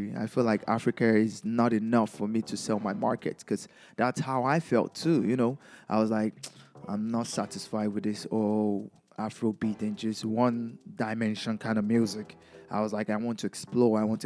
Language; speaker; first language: English; non-native, local second language; Yoruba